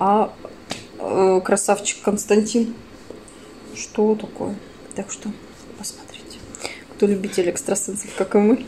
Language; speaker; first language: Russian; native; Russian